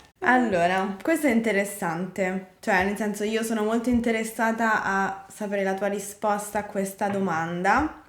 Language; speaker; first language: Italian; native; Italian